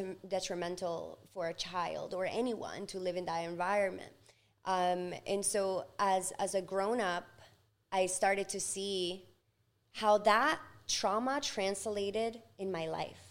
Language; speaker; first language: English; non-native, fluent; Spanish